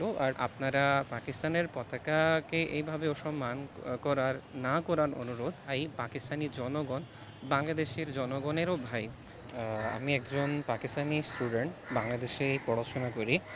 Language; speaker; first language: Bangla; non-native, fluent; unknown